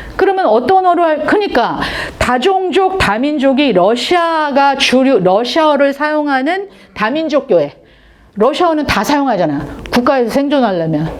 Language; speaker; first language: Korean; native; Korean